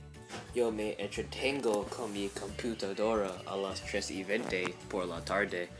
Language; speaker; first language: Spanish; non-native, learner; English